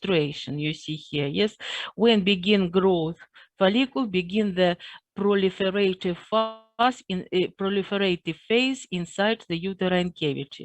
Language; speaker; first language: English; non-native, fluent; Russian